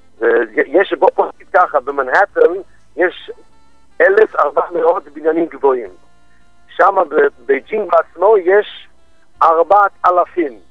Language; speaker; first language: Hebrew; non-native, fluent; English